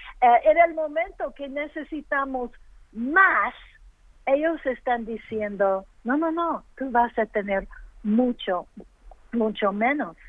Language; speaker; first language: Spanish; early bilingual, heritage; English